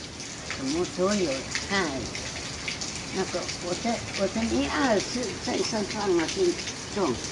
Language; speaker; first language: Chinese; non-native, local second language; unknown